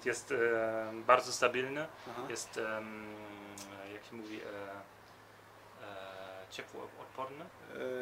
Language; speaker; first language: Polish; early bilingual, heritage; Polish